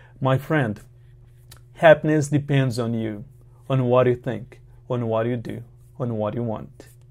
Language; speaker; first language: English; non-native, fluent; Portuguese